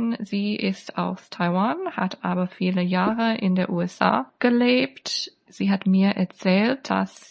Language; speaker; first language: German; non-native, fluent; English